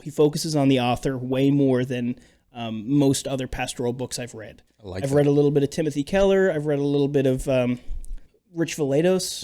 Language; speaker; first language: English; native; English